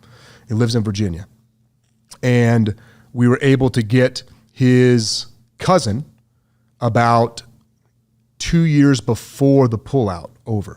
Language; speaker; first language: English; native; English